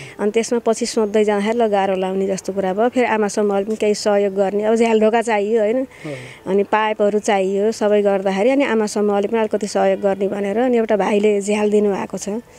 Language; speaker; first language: Nepali; native; Nepali